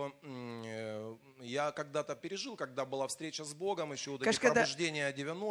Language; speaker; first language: Russian; native; Russian